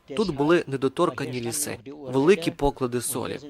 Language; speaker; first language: Ukrainian; non-native, local second language; German